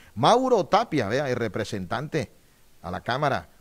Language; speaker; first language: Spanish; native; Spanish